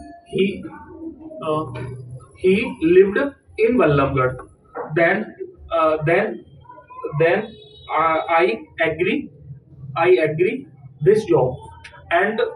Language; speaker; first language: English; non-native, learner; Hindi